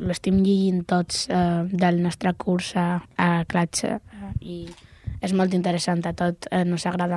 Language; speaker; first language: Catalan; non-native, local second language; Spanish